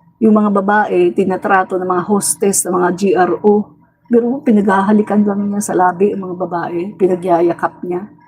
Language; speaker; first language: Filipino; non-native, local second language; Cebuano